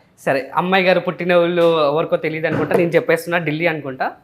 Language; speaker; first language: Telugu; native; Telugu